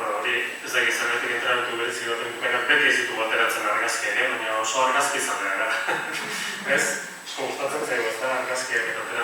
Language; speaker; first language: Basque; native; Basque